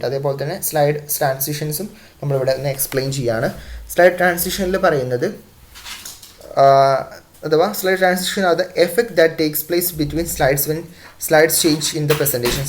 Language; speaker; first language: Malayalam; native; Malayalam